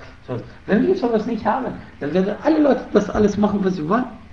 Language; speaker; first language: German; non-native, fluent; Arabic